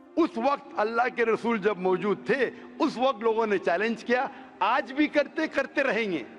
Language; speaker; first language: Hindi; non-native, local second language; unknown